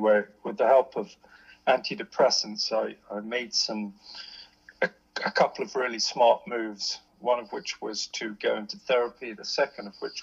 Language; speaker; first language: English; native; English